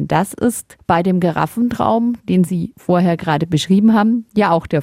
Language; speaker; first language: German; native; German